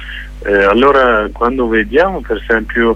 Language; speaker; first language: Italian; non-native, fluent; Kurdish